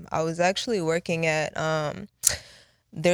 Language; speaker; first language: English; early bilingual, other home language; Japanese